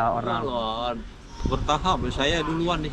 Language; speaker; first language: Indonesian; native; Indonesian